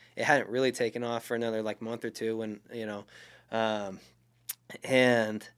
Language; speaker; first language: English; native; English